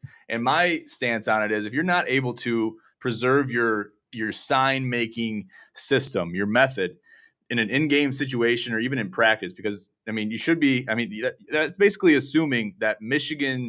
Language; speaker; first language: English; native; English